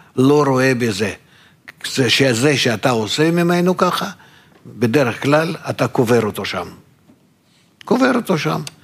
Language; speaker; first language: Hebrew; non-native, fluent; Russian